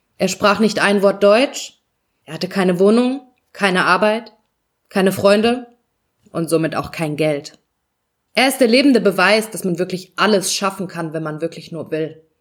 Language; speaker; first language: German; native; German